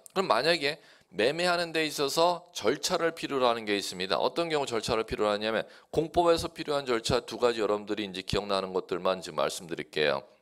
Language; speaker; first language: Korean; native; Korean